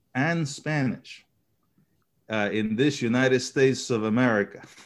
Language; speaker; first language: English; early bilingual, other home language; Spanish